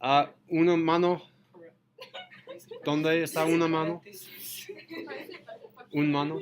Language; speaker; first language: Spanish; non-native, learner; English